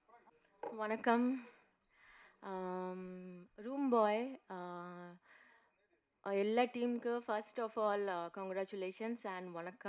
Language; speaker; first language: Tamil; non-native, learner; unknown